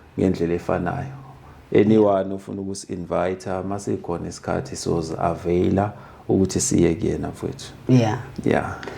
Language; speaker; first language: Zulu; native; Zulu